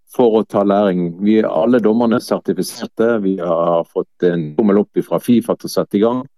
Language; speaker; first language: Norwegian; native; Norwegian